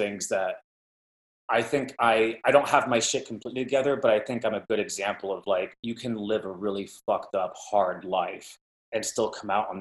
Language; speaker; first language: English; native; English